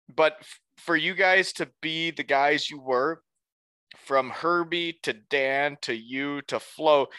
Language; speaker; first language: English; native; English